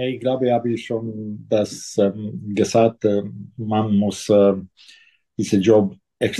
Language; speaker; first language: German; non-native, local second language; Italian